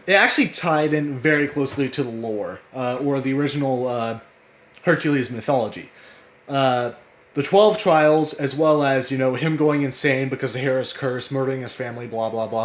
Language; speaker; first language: English; native; English